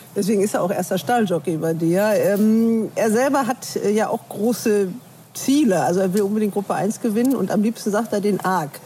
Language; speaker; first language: German; native; German